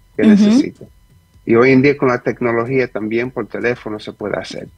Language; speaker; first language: Spanish; early bilingual, heritage; Spanish